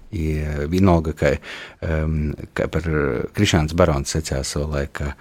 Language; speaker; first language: Latvian; native; Latvian